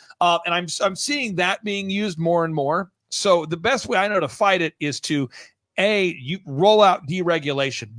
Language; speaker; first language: English; native; English